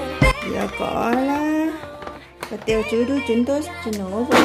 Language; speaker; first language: Portuguese; non-native, learner; Thai